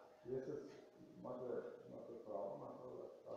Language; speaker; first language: Polish; non-native, learner; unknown